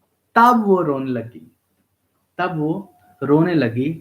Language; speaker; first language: Hindi; native; Hindi